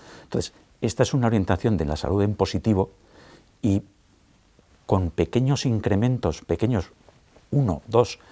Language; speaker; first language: Spanish; native; Spanish